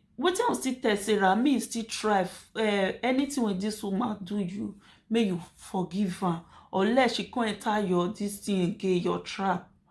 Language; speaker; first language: Nigerian Pidgin; native; Nigerian Pidgin